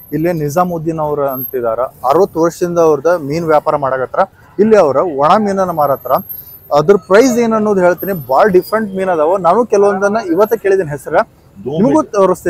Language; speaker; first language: Kannada; native; Kannada